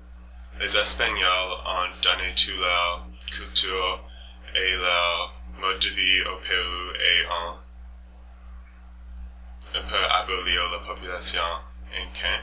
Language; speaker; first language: French; non-native, learner; English